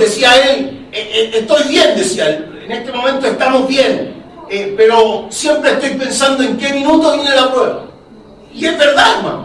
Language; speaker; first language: Spanish; native; Spanish